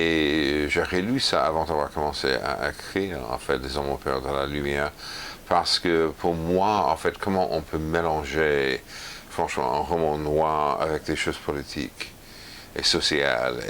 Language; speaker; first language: French; non-native, fluent; English